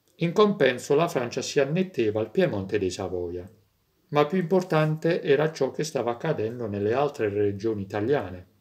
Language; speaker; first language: Italian; native; Italian